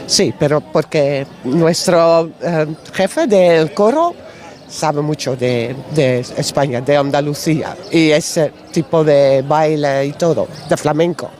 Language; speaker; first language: Spanish; non-native, learner; Dutch